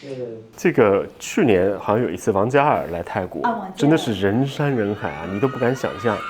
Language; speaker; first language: Chinese; native; Chinese